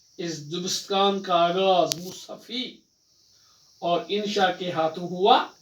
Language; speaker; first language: Urdu; native; Urdu